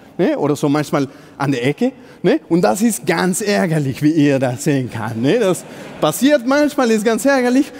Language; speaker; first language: German; non-native, fluent; Spanish